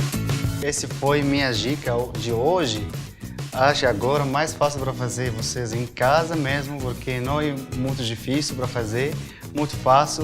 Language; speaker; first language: Portuguese; non-native, learner; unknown